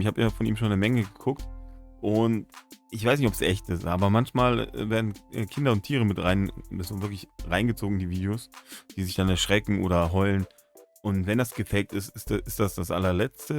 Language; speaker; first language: German; native; German